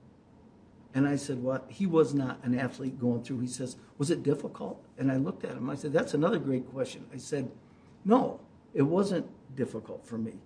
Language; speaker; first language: English; native; English